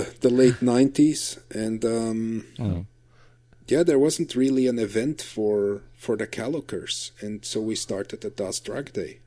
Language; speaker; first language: English; non-native, fluent; Dutch